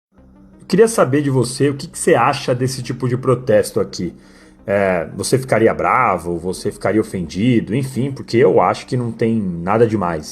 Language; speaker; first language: Portuguese; native; Portuguese